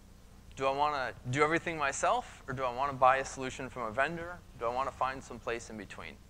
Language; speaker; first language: English; native; English